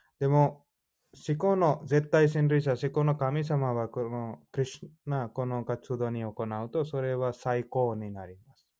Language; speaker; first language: Japanese; non-native, fluent; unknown